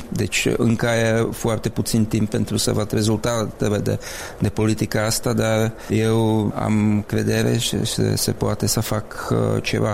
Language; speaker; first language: Romanian; non-native, learner; Czech